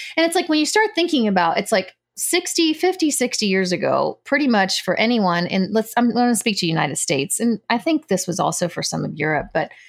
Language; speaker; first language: English; native; English